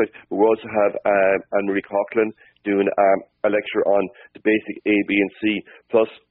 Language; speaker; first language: English; native; English